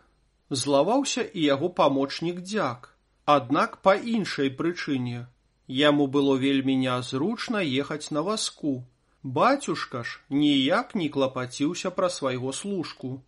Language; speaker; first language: Belarusian; native; Belarusian